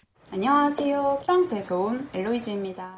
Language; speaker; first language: Korean; non-native, learner; French